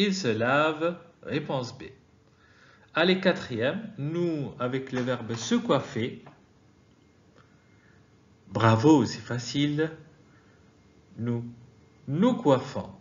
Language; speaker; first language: French; non-native, fluent; Arabic